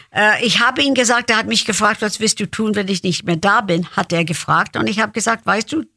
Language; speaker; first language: German; non-native, fluent; English